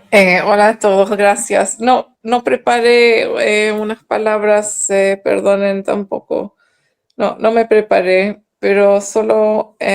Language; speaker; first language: Spanish; early bilingual, heritage; Spanish